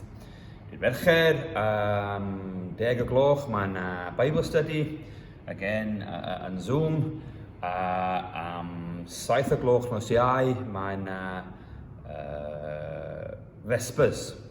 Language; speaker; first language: Welsh; early bilingual, heritage; Welsh